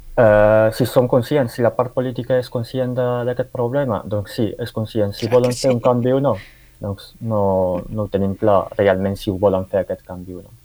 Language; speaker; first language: Catalan; early bilingual, other home language; Arabic